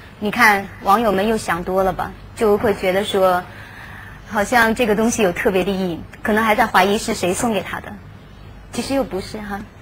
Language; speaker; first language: Chinese; native; Chinese